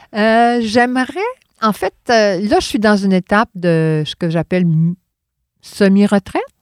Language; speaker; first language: French; native; French